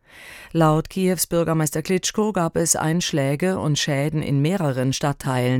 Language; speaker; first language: German; native; German